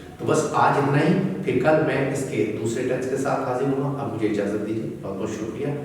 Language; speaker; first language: Hindi; native; Hindi